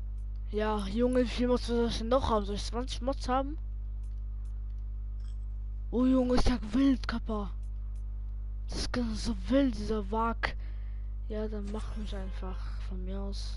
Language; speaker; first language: German; native; German